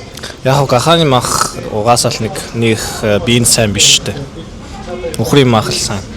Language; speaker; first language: Mongolian; non-native, fluent; Korean